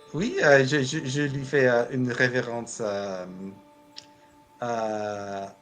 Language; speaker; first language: French; non-native, fluent; English